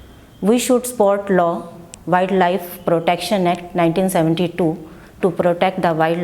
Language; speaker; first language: English; non-native, local second language; Gujarati